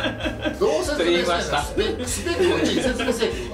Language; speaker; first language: Japanese; native; Japanese